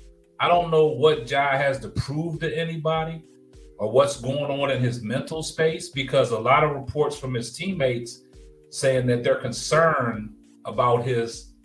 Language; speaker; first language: English; native; English